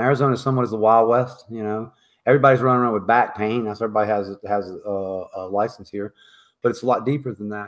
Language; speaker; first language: English; native; English